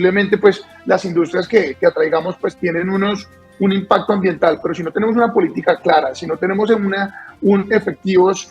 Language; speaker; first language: Spanish; native; Spanish